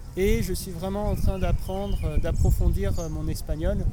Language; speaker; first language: Portuguese; non-native, learner; French